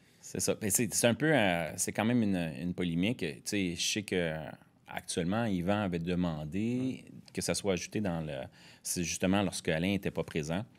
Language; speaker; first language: French; native; French